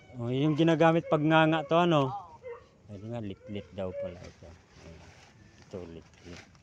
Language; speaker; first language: Filipino; non-native, local second language; Bikol